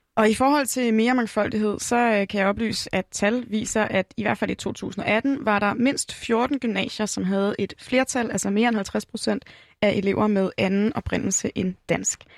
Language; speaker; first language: Danish; native; Danish